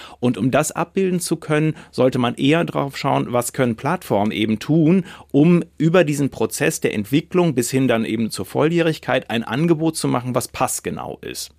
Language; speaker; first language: German; native; German